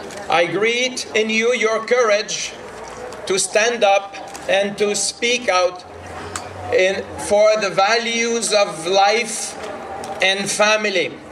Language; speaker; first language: English; non-native, fluent; French